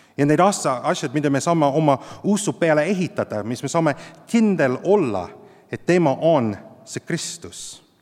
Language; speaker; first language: Estonian; non-native, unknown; English